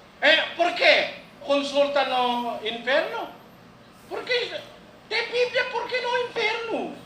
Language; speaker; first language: Portuguese; non-native, learner; Filipino